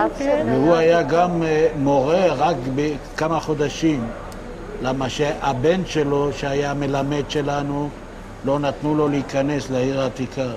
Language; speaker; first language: Hebrew; non-native, local second language; Yiddish